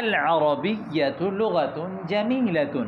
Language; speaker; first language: Arabic; non-native, fluent; Urdu